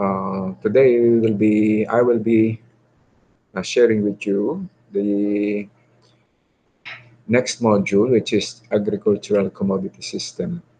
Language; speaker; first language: English; non-native, local second language; Filipino